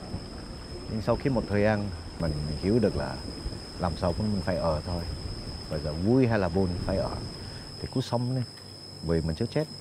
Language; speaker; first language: Vietnamese; non-native, fluent; Malay